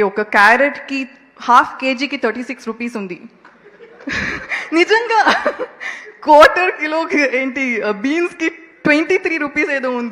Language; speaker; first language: Telugu; non-native, local second language; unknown